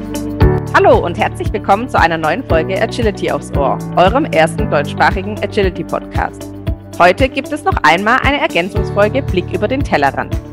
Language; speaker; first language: German; native; German